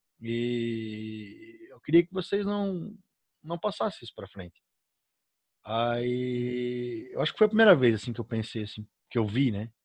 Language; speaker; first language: Portuguese; native; Portuguese